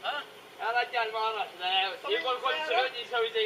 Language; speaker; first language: Arabic; native; Arabic